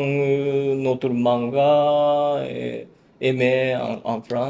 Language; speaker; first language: French; non-native, learner; Japanese